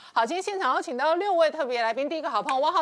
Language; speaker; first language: Chinese; native; Chinese